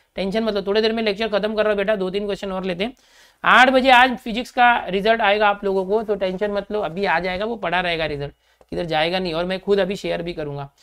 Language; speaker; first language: Hindi; native; Hindi